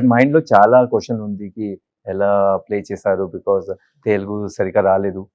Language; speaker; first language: Telugu; non-native, learner; Hindi